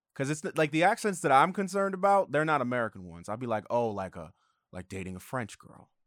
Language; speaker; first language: English; native; English